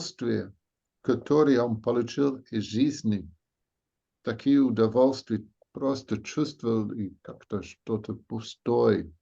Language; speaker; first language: Russian; non-native, fluent; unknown